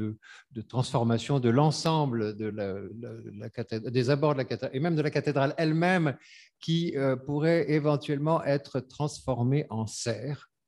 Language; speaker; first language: French; native; French